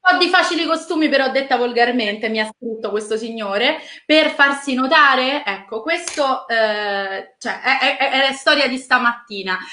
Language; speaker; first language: Italian; native; Italian